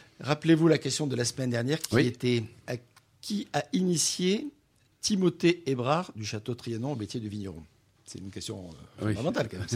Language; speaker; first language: French; native; French